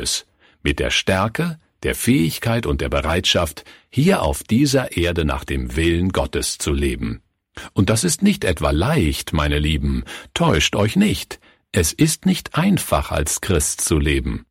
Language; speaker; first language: German; native; German